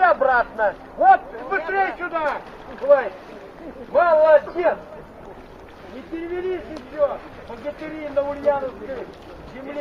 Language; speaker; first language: Russian; native; Russian